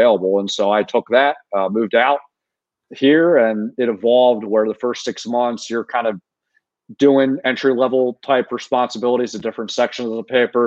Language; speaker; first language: English; native; English